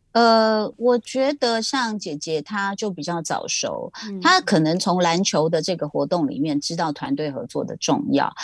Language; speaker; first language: Chinese; native; Chinese